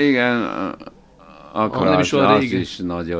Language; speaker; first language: Hungarian; non-native, learner; Chinese